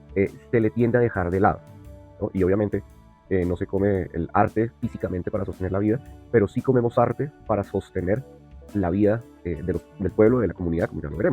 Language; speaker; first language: Spanish; native; Spanish